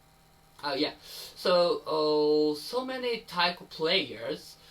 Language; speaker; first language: English; non-native, learner; Japanese